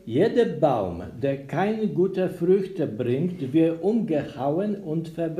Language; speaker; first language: German; non-native, learner; Polish